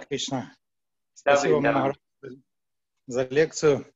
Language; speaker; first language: Russian; native; Russian